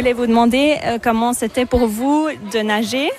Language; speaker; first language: French; native; French